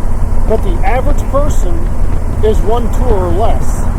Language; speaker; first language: English; native; English